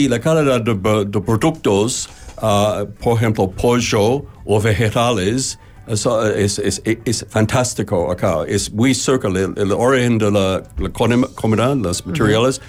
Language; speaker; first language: Spanish; non-native, learner; English